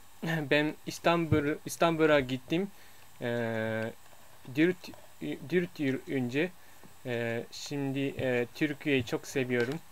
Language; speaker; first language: Turkish; non-native, learner; Japanese